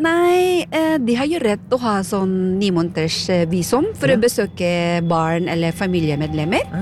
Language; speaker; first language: Norwegian; non-native, fluent; Filipino